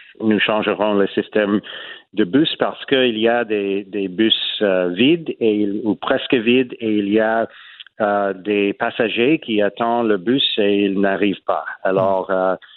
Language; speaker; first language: French; non-native, learner; English